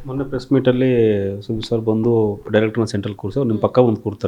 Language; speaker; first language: Kannada; native; Kannada